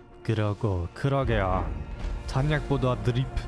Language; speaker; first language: Korean; non-native, fluent; German